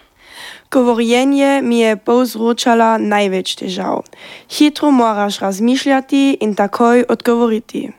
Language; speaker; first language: Slovenian; non-native, learner; German